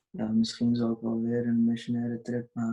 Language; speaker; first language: Dutch; early bilingual, other home language; Urdu